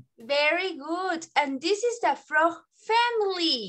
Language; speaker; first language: English; non-native, learner; Spanish